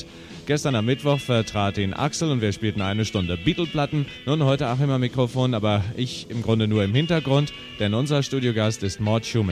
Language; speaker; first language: German; native; German